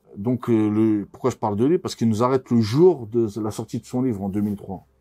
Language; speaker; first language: French; native; French